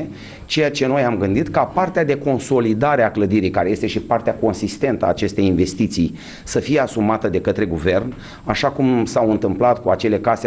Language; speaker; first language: Romanian; native; Romanian